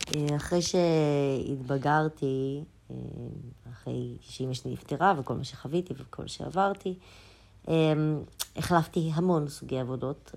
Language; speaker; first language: Hebrew; early bilingual, other home language; Azerbaijani